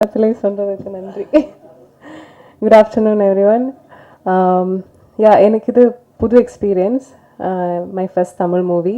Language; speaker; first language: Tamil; non-native, learner; Malayalam